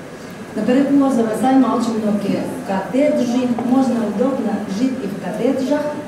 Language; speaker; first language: Russian; non-native, fluent; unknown